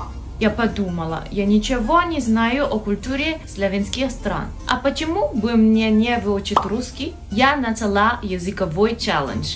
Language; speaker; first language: Russian; non-native, learner; Tamil